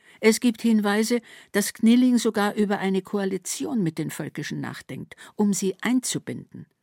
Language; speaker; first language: German; native; German